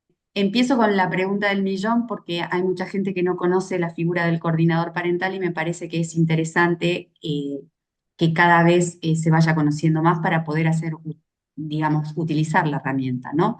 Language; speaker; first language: Spanish; native; Spanish